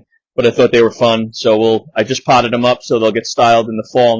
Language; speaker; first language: English; native; English